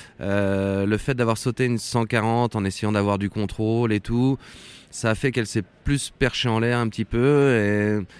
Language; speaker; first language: French; native; French